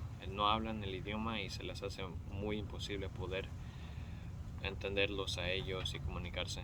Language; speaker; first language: Spanish; early bilingual, heritage; Spanish